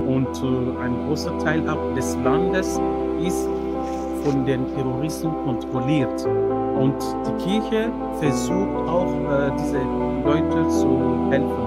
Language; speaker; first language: German; non-native, fluent; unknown